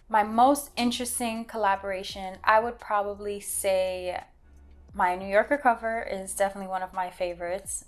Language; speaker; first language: English; native; English